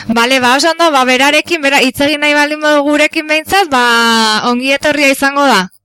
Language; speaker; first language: Basque; non-native, local second language; Spanish